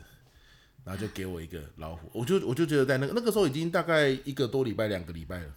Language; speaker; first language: Chinese; native; Chinese